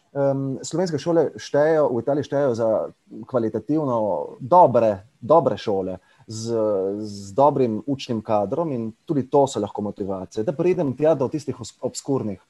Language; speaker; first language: Slovenian; native; Slovenian